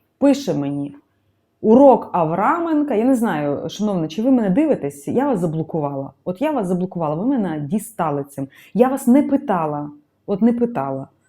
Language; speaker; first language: Ukrainian; native; Ukrainian